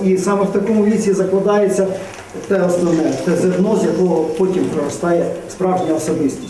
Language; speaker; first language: Ukrainian; native; Ukrainian